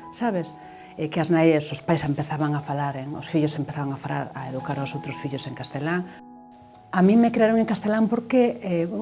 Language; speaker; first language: Galician; non-native, local second language; Spanish